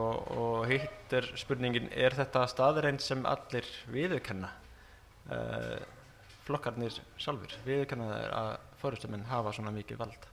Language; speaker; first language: Icelandic; non-native, learner; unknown